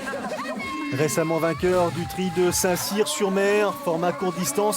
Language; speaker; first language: French; native; French